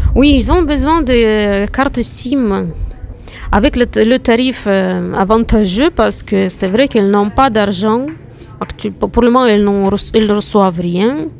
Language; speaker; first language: French; non-native, fluent; Russian